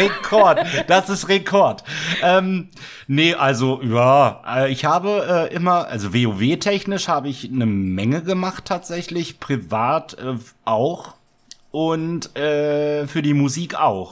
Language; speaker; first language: German; native; German